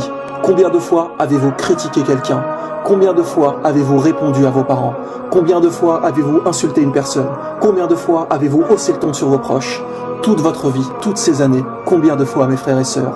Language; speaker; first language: French; native; French